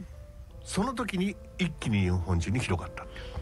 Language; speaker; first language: Japanese; native; Japanese